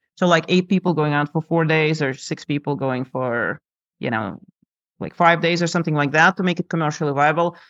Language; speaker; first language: English; non-native, fluent; Lithuanian